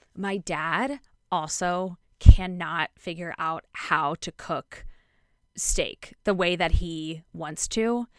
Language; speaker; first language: English; native; English